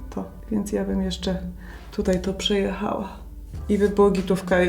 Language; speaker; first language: Polish; native; Polish